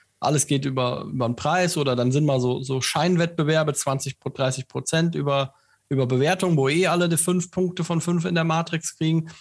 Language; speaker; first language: German; native; German